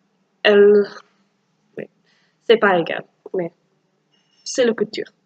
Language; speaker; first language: French; non-native, learner; English